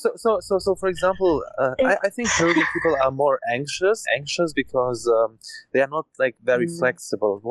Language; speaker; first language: English; non-native, learner; German